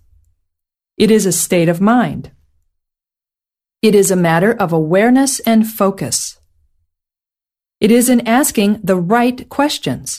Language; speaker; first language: English; native; English